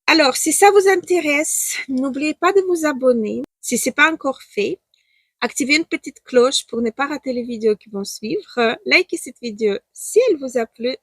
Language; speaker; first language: French; non-native, fluent; Ukrainian